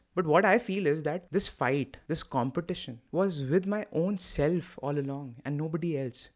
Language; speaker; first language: English; non-native, local second language; Hindi